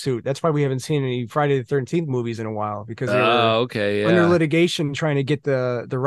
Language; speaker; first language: English; native; English